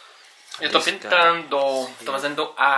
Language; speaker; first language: Spanish; non-native, learner; Portuguese